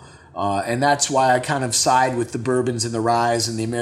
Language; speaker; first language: English; native; English